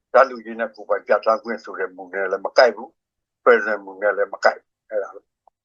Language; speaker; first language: Burmese; non-native, local second language; S'gaw Karen